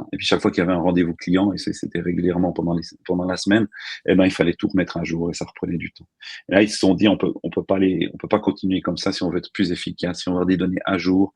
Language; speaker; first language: French; native; French